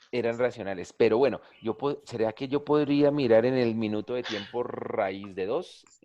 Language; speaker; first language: Spanish; native; Spanish